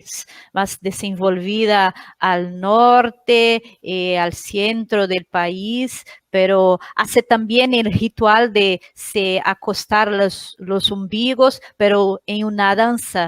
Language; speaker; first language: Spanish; non-native, learner; Portuguese